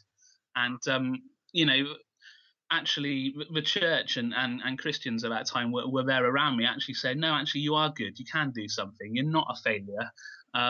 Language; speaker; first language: English; native; English